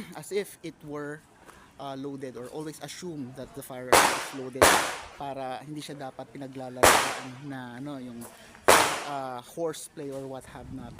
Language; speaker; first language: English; non-native, local second language; Filipino